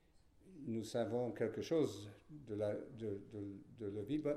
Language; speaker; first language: French; non-native, fluent; English